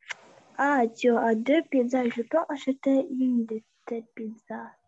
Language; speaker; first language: French; non-native, learner; Russian